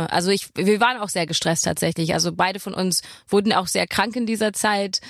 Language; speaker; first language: German; non-native, fluent; English